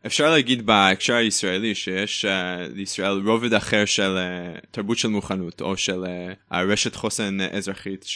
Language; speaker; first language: Hebrew; non-native, fluent; English